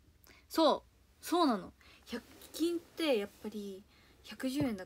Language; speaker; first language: Japanese; native; Japanese